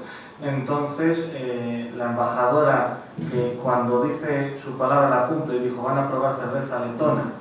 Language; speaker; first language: Spanish; native; Spanish